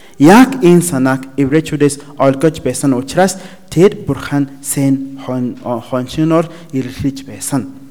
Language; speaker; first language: Mongolian; non-native, learner; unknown